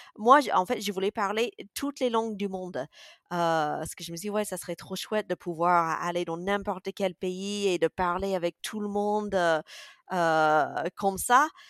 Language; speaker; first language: French; non-native, fluent; English